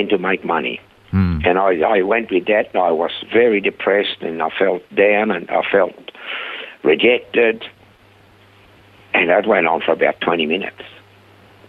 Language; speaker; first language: English; non-native, fluent; Swiss German